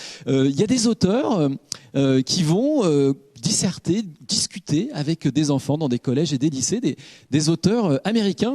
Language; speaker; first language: French; native; French